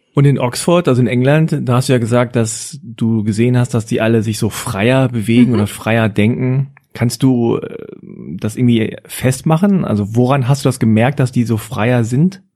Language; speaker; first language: German; native; German